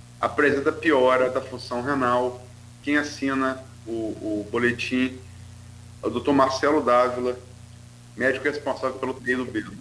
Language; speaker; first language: Portuguese; native; Portuguese